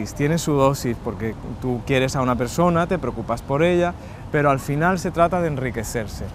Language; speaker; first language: Spanish; native; Spanish